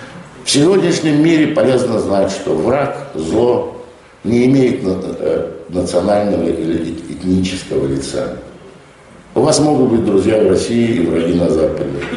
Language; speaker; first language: Russian; native; Russian